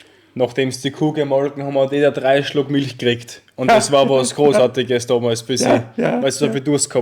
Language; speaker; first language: German; native; German